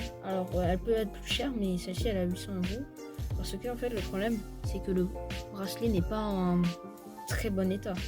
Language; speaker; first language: French; native; French